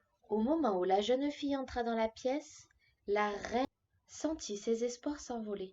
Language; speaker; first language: French; native; French